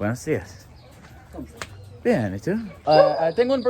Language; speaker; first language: Spanish; non-native, learner; English